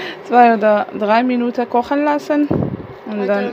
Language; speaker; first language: German; non-native, learner; Arabic